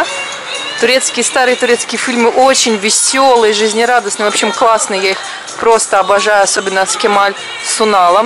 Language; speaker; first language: Russian; native; Russian